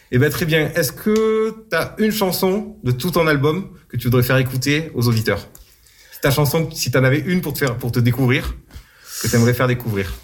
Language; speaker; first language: French; native; French